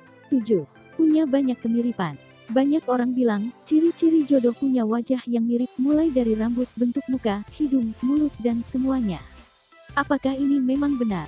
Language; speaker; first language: Indonesian; native; Indonesian